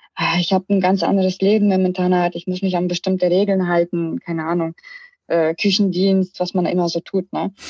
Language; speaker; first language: German; early bilingual, other home language; Russian